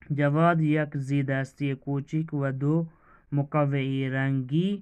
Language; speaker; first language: Persian; non-native, fluent; Urdu